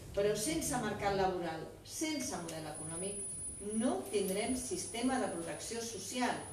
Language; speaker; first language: Catalan; non-native, local second language; Spanish